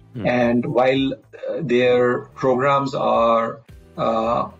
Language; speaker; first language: English; non-native, local second language; Hindi